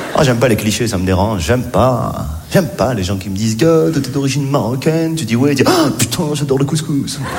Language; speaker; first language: French; native; French